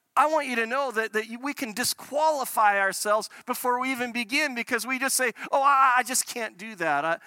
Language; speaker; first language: English; native; English